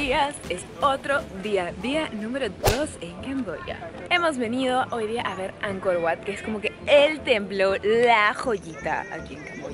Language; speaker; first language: Spanish; native; Spanish